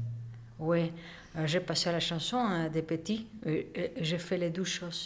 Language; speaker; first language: French; non-native, learner; Spanish